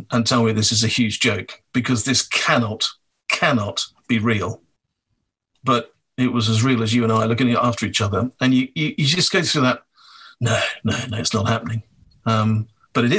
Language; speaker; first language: English; native; English